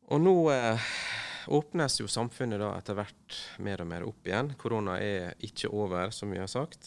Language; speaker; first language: Norwegian; native; Norwegian